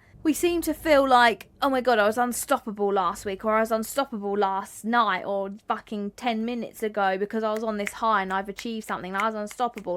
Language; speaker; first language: English; native; English